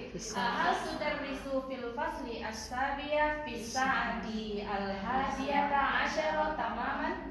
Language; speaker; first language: Arabic; non-native, learner; Indonesian